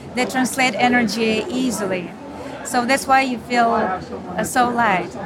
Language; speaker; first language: English; non-native, learner; Ukrainian